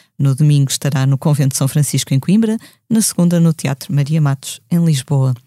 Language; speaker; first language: Portuguese; native; Portuguese